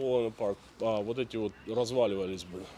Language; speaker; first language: Russian; native; Russian